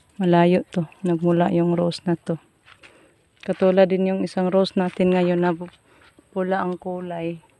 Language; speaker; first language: Filipino; non-native, local second language; Cebuano